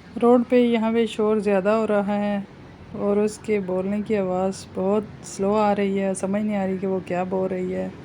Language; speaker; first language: Hindi; native; Hindi